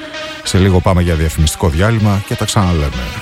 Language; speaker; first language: Greek; native; Greek